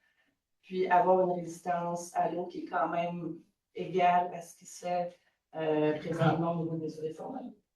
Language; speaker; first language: French; native; French